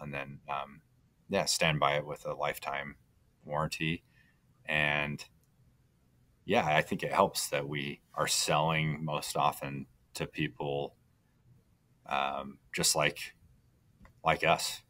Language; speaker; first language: English; native; English